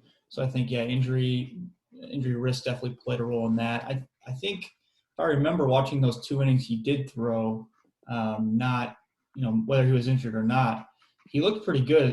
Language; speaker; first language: English; native; English